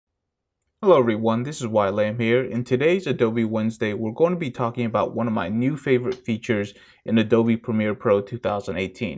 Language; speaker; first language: English; native; English